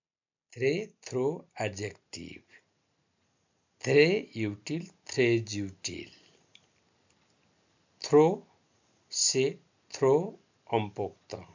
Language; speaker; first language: French; non-native, learner; Nepali